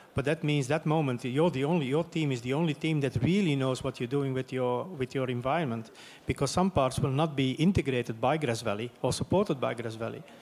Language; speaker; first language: English; non-native, fluent; Dutch